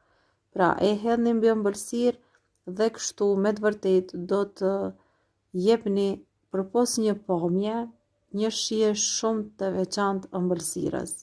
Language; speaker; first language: Albanian; native; Albanian